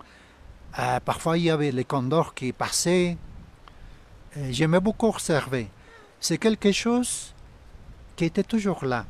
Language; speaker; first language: French; non-native, fluent; Spanish